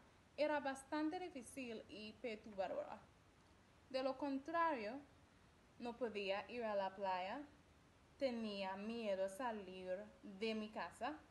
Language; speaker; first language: Spanish; non-native, learner; English